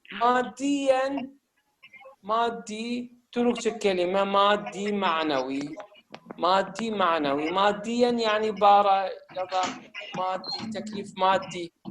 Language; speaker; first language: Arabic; non-native, fluent; Turkish